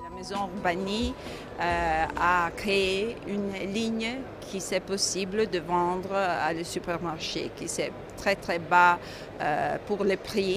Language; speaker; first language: French; non-native, fluent; Italian